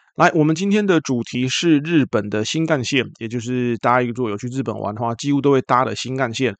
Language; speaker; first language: Chinese; native; Chinese